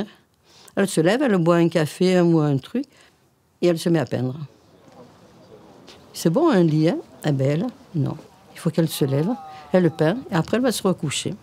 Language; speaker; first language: French; native; French